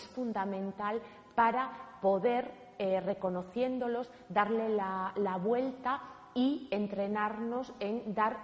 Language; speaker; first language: Spanish; native; Spanish